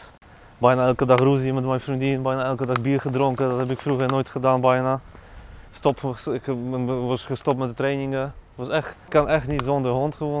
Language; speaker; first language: Dutch; non-native, learner; Polish